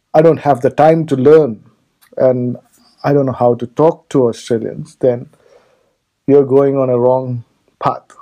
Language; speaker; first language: English; non-native, local second language; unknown